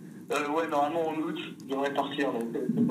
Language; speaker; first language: French; native; French